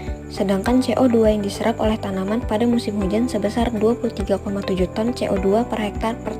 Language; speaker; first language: Indonesian; native; Indonesian